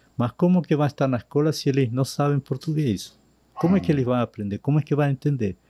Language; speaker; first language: Portuguese; non-native, fluent; Spanish